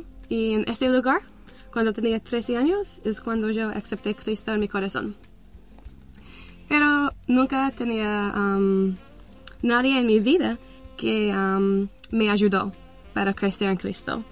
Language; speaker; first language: Spanish; non-native, learner; English